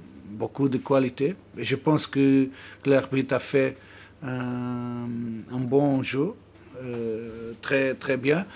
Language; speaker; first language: French; non-native, learner; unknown